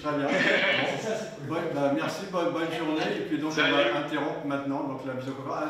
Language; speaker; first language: French; native; French